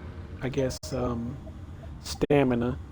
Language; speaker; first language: English; native; English